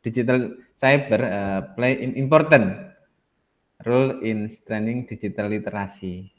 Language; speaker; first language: English; non-native, learner; Indonesian